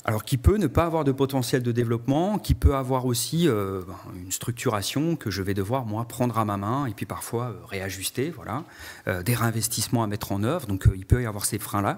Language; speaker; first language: French; native; French